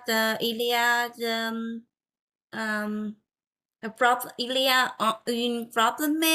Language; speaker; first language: French; non-native, learner; Vietnamese